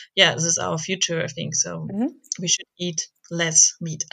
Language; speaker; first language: English; non-native, fluent; German